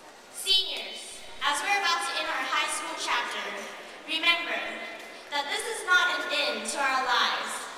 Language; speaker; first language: English; early bilingual, other home language; Vietnamese